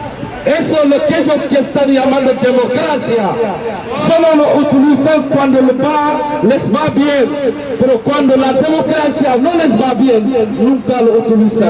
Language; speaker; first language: Spanish; non-native, local second language; Wolof